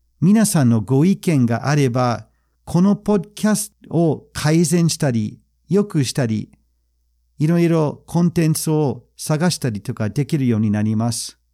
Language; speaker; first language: Japanese; non-native, fluent; English